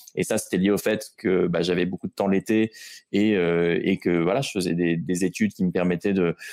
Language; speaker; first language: French; native; French